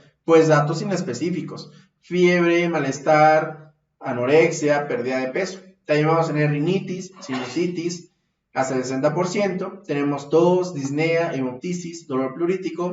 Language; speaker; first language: Spanish; native; Spanish